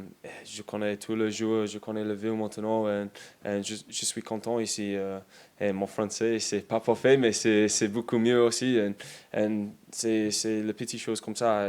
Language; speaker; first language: French; non-native, learner; English